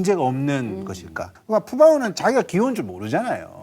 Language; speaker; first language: Korean; native; Korean